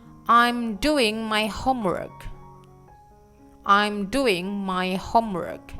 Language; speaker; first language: English; non-native, fluent; Indonesian